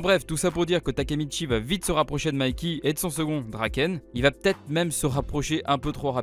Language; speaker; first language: French; native; French